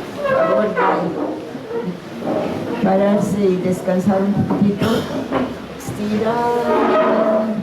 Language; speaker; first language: Spanish; non-native, fluent; English